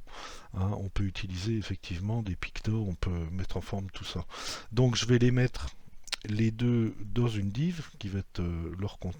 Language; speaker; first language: French; native; French